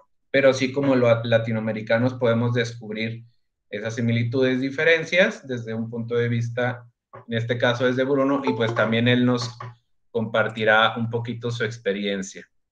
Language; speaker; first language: Spanish; native; Spanish